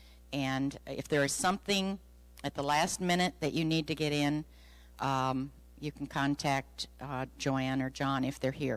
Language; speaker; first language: English; native; English